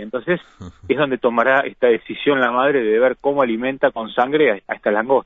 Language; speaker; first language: Spanish; native; Spanish